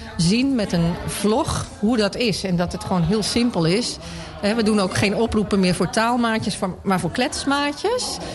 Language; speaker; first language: Dutch; native; Dutch